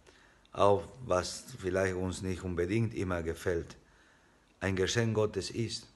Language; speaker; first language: German; non-native, fluent; Spanish